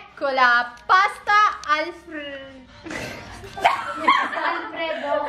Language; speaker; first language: Italian; non-native, learner; Filipino